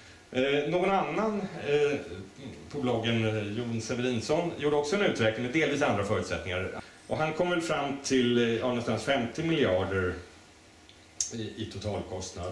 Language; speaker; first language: Swedish; native; Swedish